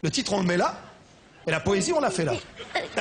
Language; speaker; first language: French; native; French